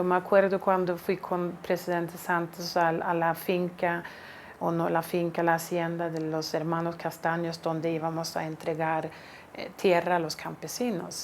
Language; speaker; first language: Spanish; non-native, fluent; Swedish